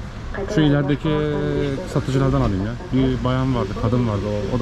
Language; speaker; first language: Turkish; native; Turkish